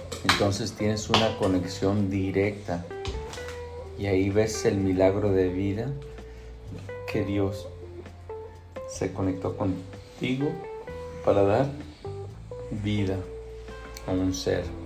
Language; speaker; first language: Spanish; early bilingual, heritage; Spanish